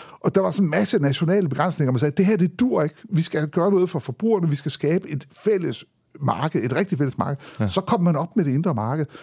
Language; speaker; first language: Danish; native; Danish